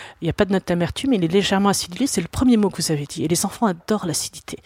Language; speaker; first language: French; native; French